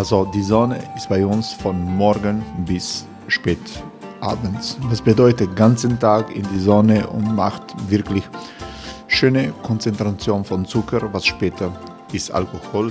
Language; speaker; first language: German; non-native, fluent; Croatian